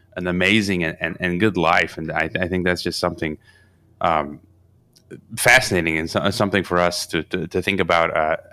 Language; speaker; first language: English; native; English